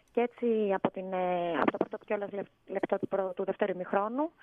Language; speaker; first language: Greek; native; Greek